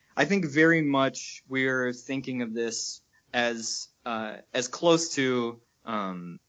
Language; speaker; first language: English; native; English